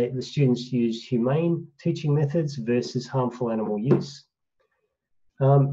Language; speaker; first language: English; native; English